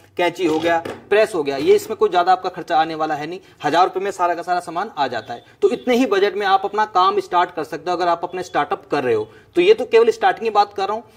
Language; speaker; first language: Hindi; native; Hindi